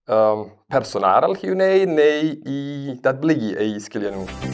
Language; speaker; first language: Welsh; non-native, learner; Spanish